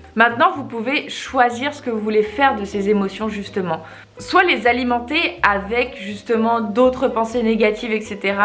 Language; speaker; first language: French; native; French